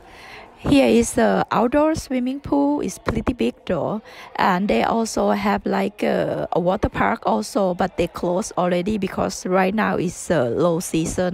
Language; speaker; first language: English; non-native, learner; Thai